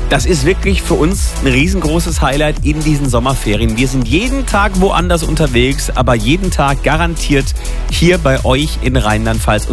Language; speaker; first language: German; native; German